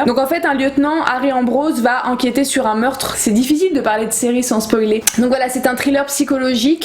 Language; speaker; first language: French; native; French